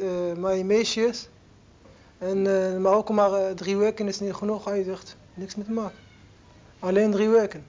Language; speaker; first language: Dutch; non-native, learner; Arabic